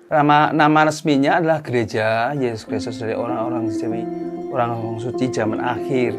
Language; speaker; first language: Indonesian; native; Indonesian